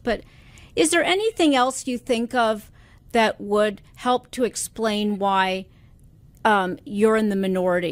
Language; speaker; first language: English; native; English